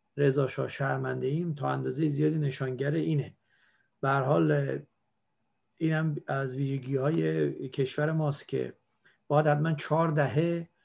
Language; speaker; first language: Persian; native; Persian